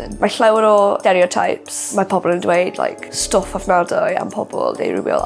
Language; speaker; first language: Welsh; non-native, local second language; English